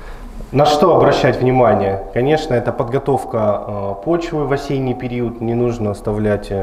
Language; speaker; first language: Russian; native; Russian